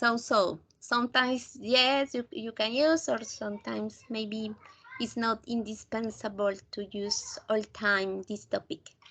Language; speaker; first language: English; non-native, fluent; Spanish